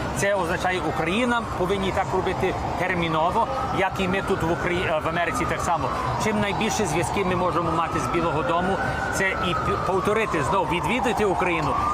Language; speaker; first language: Ukrainian; early bilingual, heritage; Ukrainian